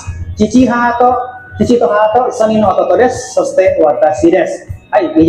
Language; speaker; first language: Japanese; non-native, learner; Indonesian